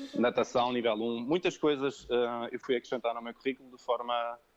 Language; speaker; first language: Portuguese; early bilingual, other home language; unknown